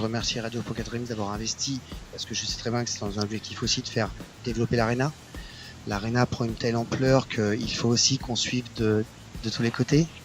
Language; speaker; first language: French; native; French